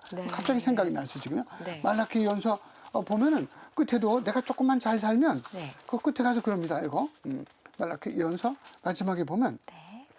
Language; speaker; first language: Korean; native; Korean